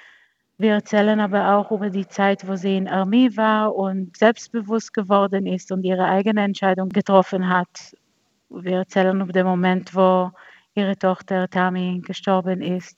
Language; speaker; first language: German; non-native, fluent; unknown